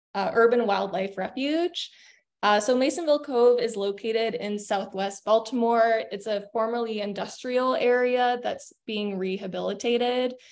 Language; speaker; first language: English; native; English